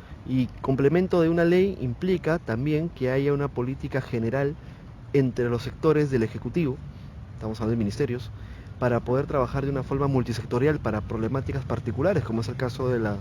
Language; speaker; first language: Spanish; native; Spanish